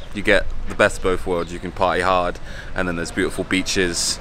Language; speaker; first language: English; native; English